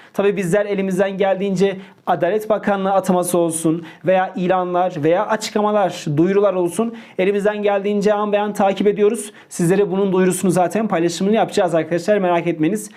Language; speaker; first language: Turkish; native; Turkish